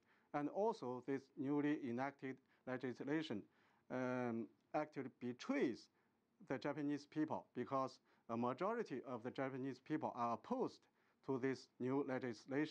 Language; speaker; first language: English; non-native, fluent; Chinese